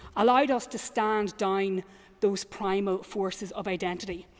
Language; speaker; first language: English; native; English